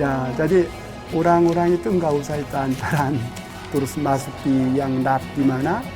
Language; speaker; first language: Indonesian; non-native, learner; Korean